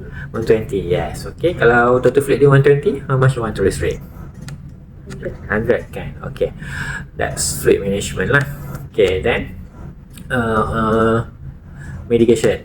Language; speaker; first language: English; non-native, local second language; Malay